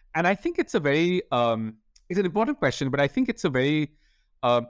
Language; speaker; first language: English; non-native, local second language; Hindi